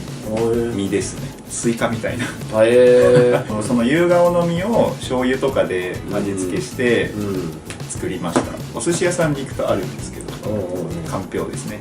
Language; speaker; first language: Japanese; native; Japanese